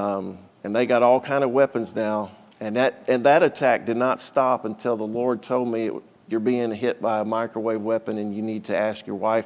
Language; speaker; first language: English; native; English